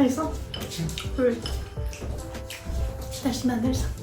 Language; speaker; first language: Korean; non-native, learner; French